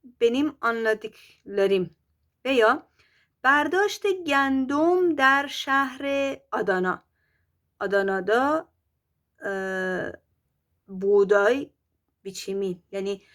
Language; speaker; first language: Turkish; non-native, fluent; Persian